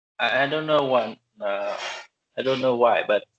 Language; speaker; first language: English; non-native, learner; Vietnamese